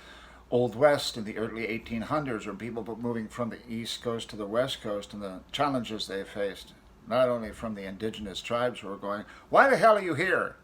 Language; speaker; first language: English; native; English